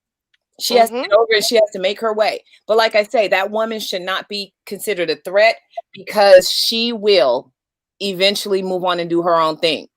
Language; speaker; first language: English; native; English